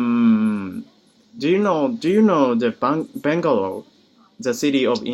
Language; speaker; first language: English; non-native, learner; Japanese